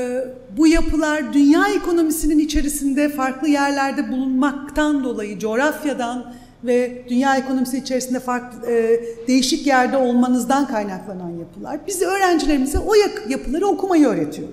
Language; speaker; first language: Turkish; native; Turkish